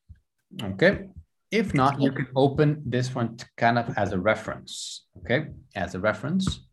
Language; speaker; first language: English; non-native, fluent; Spanish